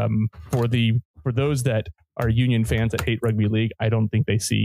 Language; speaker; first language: English; native; English